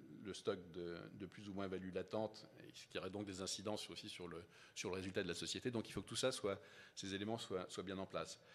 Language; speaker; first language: French; native; French